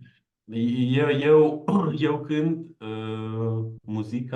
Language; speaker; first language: Romanian; non-native, learner; Ukrainian